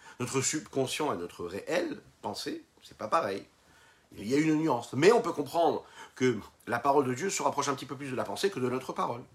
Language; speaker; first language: French; native; French